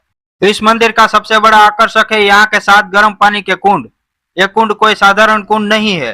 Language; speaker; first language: Hindi; non-native, local second language; Gujarati